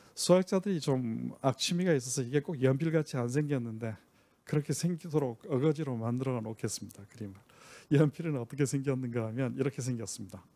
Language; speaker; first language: Korean; native; Korean